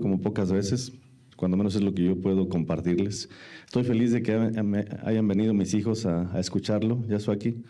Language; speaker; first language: Spanish; native; Spanish